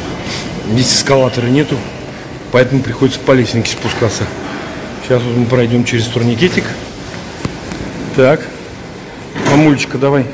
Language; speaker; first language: Russian; native; Russian